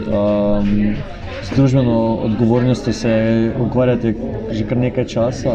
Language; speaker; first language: Slovenian; native; Slovenian